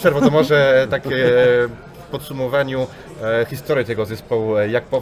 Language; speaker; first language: Polish; native; Polish